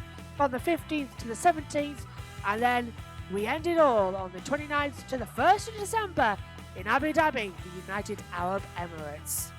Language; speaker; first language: English; native; English